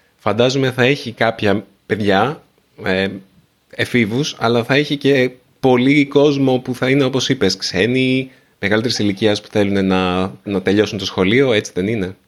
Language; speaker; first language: Greek; native; Greek